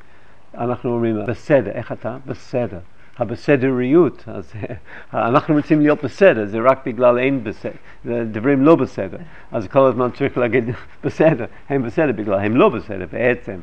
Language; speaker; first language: Hebrew; non-native, fluent; English